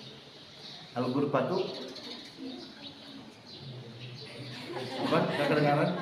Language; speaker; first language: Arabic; non-native, fluent; Indonesian